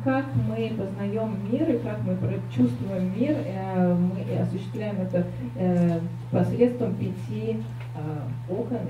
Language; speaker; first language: Russian; native; Russian